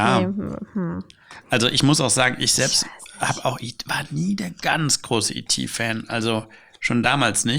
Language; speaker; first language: German; native; German